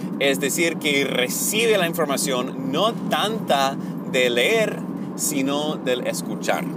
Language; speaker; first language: Spanish; non-native, fluent; English